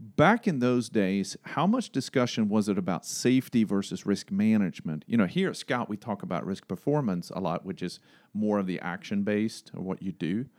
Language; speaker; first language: English; non-native, fluent; Swedish